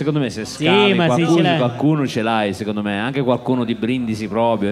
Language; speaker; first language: Italian; native; Italian